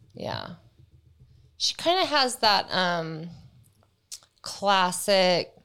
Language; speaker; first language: English; native; English